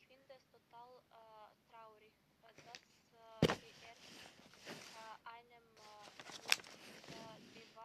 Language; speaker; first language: German; non-native, learner; Macedonian